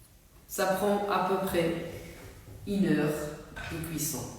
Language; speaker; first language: French; non-native, local second language; Arabic